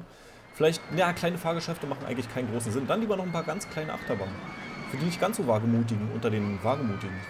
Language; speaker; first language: German; native; German